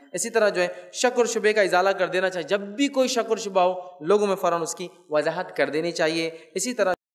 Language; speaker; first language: Urdu; native; Urdu